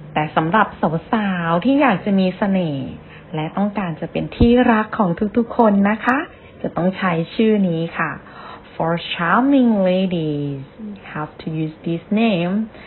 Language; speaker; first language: Thai; native; Thai